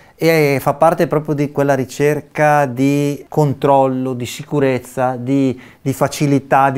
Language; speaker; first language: Italian; native; Italian